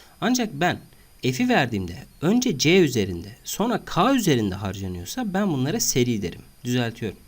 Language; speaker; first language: Turkish; native; Turkish